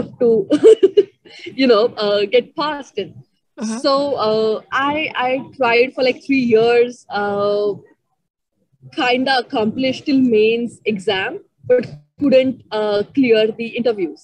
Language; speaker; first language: English; non-native, local second language; Marathi